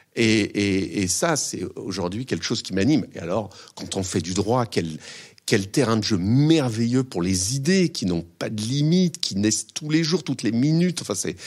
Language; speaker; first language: French; native; French